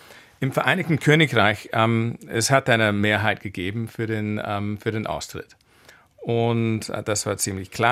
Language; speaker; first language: German; non-native, fluent; English